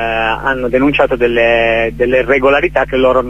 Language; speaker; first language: Italian; native; Italian